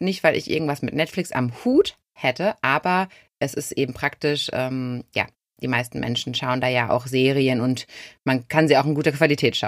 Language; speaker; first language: German; native; German